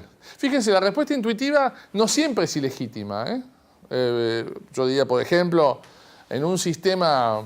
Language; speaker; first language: Spanish; native; Spanish